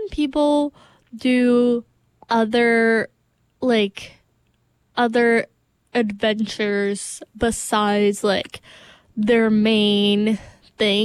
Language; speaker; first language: English; non-native, fluent; Portuguese